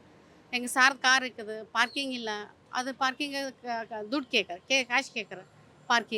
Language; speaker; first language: Tamil; non-native, local second language; Kannada